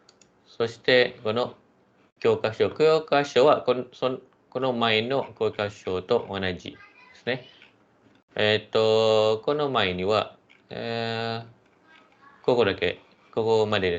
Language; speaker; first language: Japanese; non-native, fluent; Malay